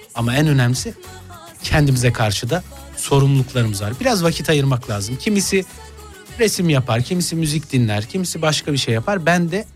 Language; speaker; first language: Turkish; native; Turkish